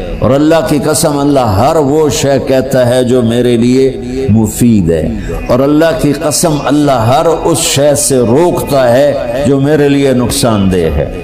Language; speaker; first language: Urdu; non-native, local second language; Punjabi